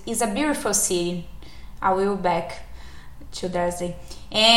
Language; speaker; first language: English; non-native, learner; Portuguese